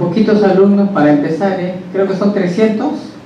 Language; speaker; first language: Spanish; native; Spanish